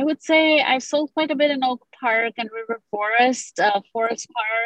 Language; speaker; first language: English; non-native, fluent; Romanian